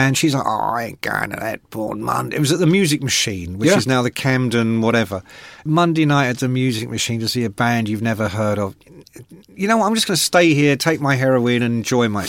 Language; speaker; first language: English; native; English